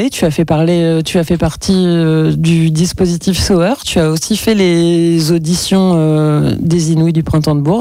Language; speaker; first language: French; native; French